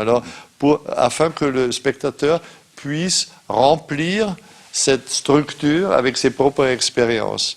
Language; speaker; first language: French; non-native, fluent; German